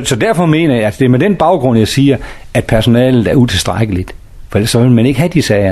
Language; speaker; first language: Danish; native; Danish